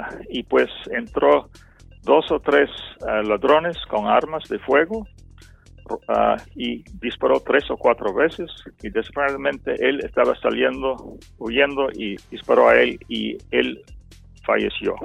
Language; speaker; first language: Spanish; non-native, fluent; English